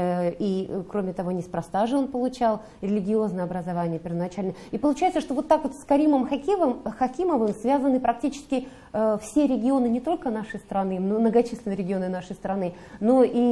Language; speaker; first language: Russian; native; Russian